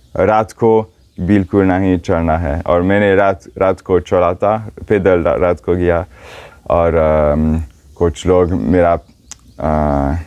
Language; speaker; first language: Hindi; non-native, learner; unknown